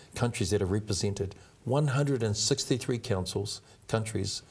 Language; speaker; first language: English; native; English